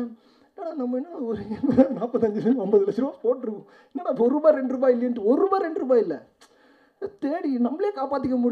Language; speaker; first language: Tamil; native; Tamil